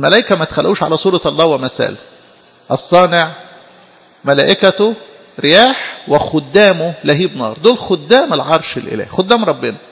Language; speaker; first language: Arabic; native; Arabic